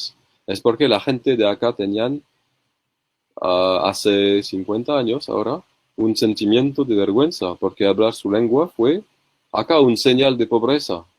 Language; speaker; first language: Spanish; non-native, learner; French